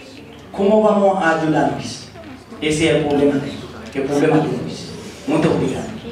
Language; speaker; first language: Portuguese; non-native, learner; Haitian Creole